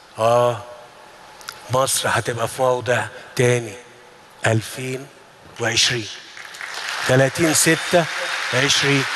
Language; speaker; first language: Arabic; native; Arabic